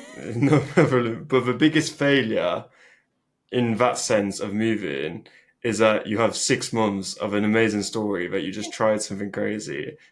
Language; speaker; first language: English; early bilingual, other home language; Albanian